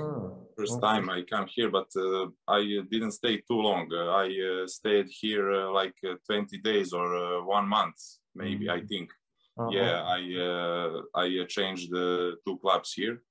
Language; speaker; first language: English; non-native, learner; Serbian